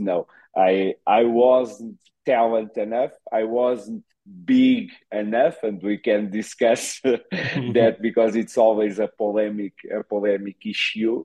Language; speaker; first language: English; non-native, fluent; Portuguese